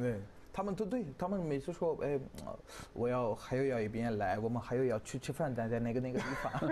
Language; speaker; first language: Chinese; non-native, learner; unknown